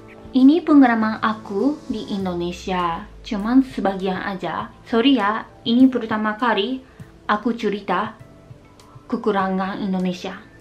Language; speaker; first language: Indonesian; non-native, fluent; Japanese